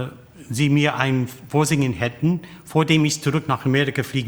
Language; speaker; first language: German; non-native, fluent; English